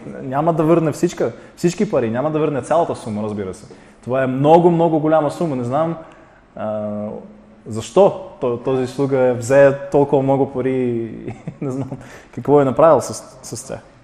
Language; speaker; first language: Bulgarian; non-native, fluent; Russian